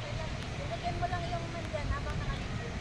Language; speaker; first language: Filipino; native; Filipino